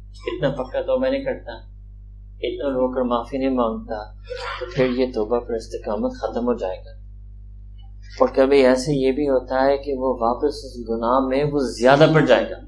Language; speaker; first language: Urdu; early bilingual, heritage; Urdu